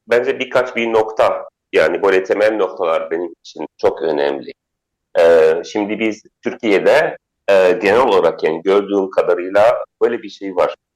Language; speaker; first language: Turkish; non-native, fluent; Arabic